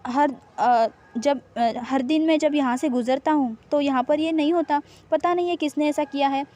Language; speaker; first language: Hindi; non-native, local second language; Marathi